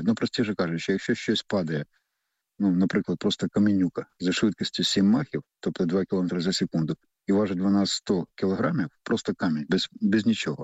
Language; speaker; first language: Ukrainian; native; Ukrainian